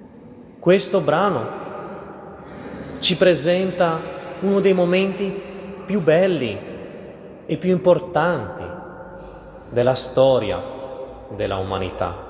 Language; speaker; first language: Italian; non-native, fluent; Portuguese